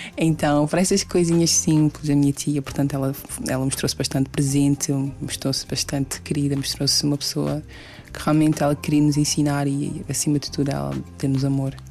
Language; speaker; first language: Portuguese; early bilingual, other home language; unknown